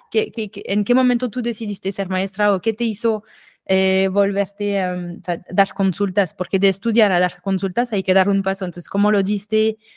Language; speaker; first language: Spanish; non-native, fluent; French